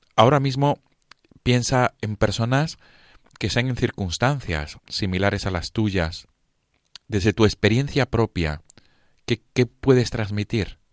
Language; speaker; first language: Spanish; native; Spanish